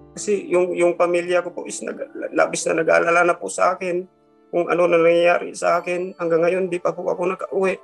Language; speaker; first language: Filipino; non-native, local second language; Cebuano